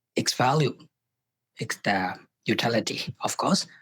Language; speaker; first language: English; non-native, fluent; Burmese